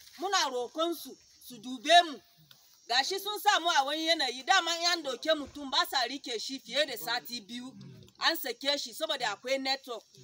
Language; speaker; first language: Hausa; non-native, local second language; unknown